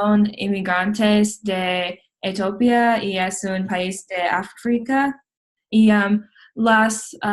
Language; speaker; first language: Spanish; non-native, learner; English